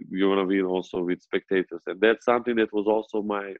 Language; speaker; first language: English; non-native, fluent; Serbian